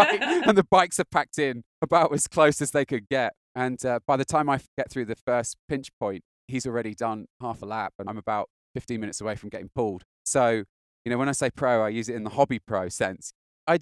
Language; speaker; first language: English; native; English